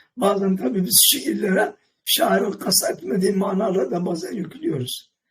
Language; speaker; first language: Turkish; non-native, local second language; Kurdish